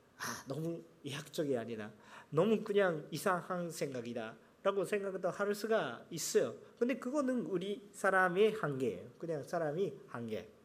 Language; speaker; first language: Korean; non-native, fluent; Japanese